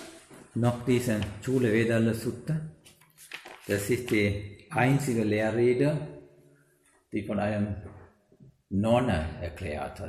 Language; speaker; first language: German; non-native, learner; Sinhala